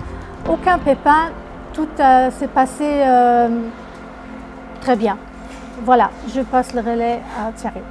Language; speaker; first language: French; non-native, local second language; Luxembourgish